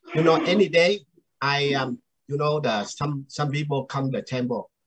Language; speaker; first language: English; non-native, learner; Vietnamese